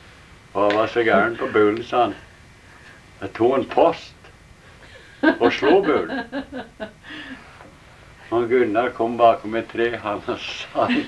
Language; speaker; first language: Norwegian; early bilingual, heritage; Norwegian